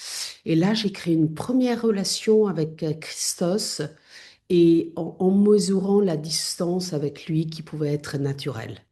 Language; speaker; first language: French; non-native, fluent; Italian